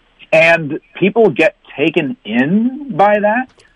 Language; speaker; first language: English; native; English